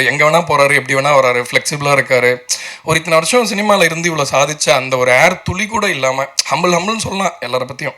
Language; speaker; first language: Tamil; native; Tamil